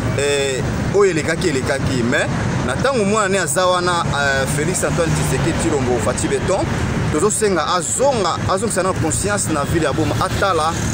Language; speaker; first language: Lingala; non-native, local second language; Kongo